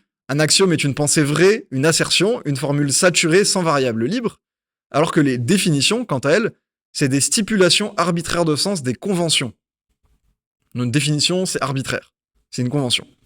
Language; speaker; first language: French; native; French